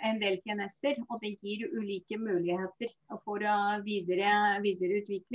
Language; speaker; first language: Norwegian; non-native, fluent; Spanish